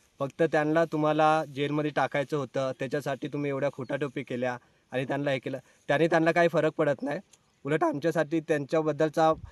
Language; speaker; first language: Marathi; native; Marathi